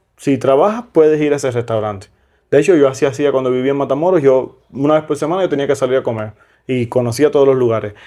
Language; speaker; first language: Spanish; native; Spanish